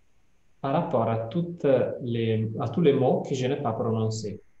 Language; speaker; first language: French; non-native, fluent; Italian